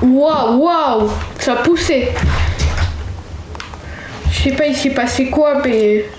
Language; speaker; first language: French; native; French